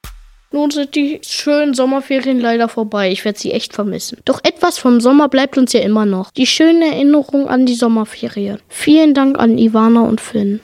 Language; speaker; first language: German; native; German